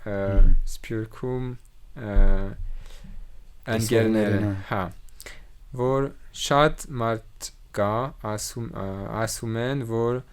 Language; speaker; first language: Armenian; non-native, learner; French